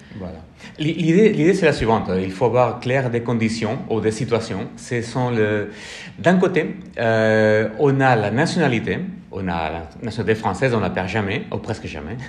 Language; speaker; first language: French; non-native, fluent; Spanish